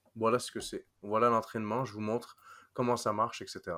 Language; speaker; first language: French; non-native, fluent; English